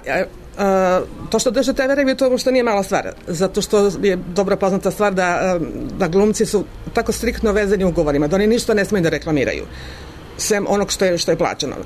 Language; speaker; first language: Serbian; native; Serbian